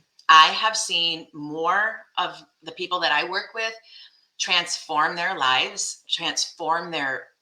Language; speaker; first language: English; native; English